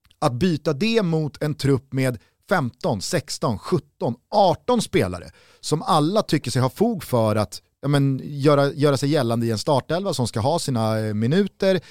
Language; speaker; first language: Swedish; native; Swedish